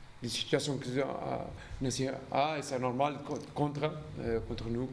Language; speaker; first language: French; non-native, learner; Portuguese